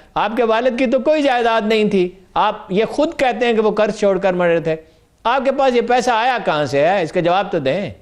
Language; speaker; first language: Urdu; non-native, local second language; Punjabi